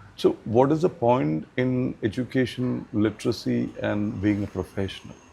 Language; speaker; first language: English; non-native, local second language; Malayalam